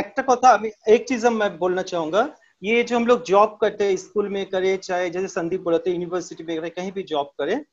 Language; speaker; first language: Hindi; non-native, local second language; Bangla